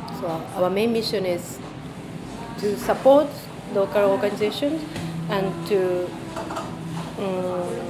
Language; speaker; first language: English; non-native, fluent; Japanese